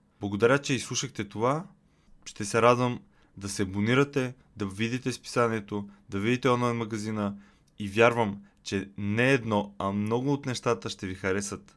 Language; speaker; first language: Bulgarian; native; Bulgarian